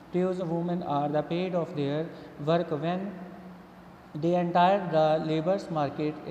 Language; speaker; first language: English; non-native, local second language; Punjabi